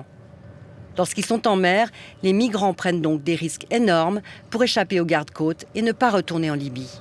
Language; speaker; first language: French; native; French